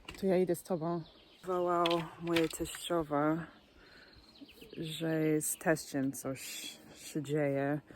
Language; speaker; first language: Polish; non-native, learner; English